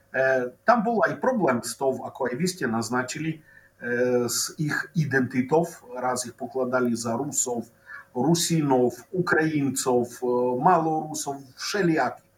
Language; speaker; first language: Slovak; non-native, local second language; Rusyn